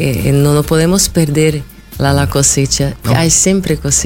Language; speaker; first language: Spanish; non-native, fluent; Portuguese